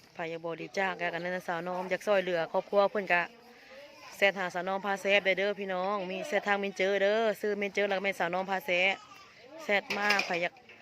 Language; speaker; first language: Thai; native; Thai